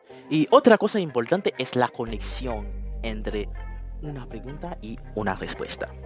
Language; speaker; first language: Spanish; non-native, fluent; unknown